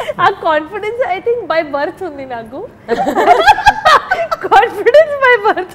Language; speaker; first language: Telugu; non-native, learner; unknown